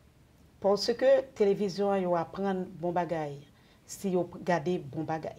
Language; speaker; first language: French; non-native, local second language; Haitian Creole